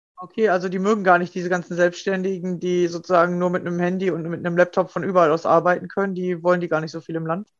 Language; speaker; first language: German; native; German